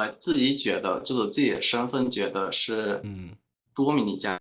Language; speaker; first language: Chinese; non-native, fluent; Spanish